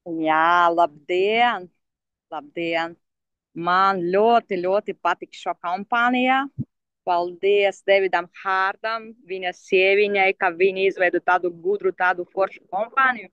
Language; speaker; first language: Latvian; non-native, local second language; Russian